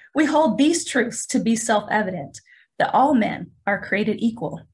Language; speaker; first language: English; native; English